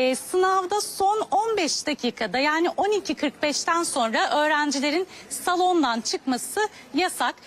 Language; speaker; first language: Turkish; native; Turkish